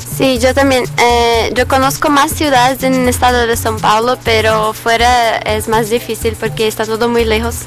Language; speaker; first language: Spanish; non-native, learner; Portuguese